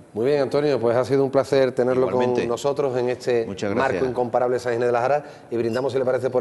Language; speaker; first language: Spanish; native; Spanish